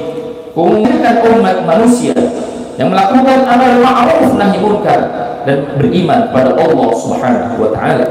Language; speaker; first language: Indonesian; native; Indonesian